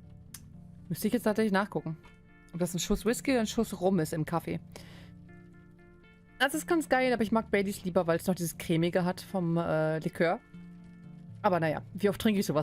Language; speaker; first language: German; native; German